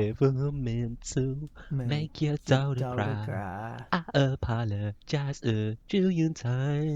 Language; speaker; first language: English; native; English